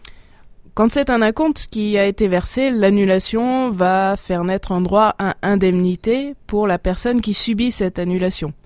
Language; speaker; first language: French; native; French